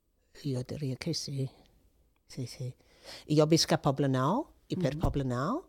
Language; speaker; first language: Catalan; non-native, fluent; English